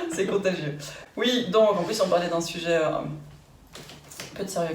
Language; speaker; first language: French; native; French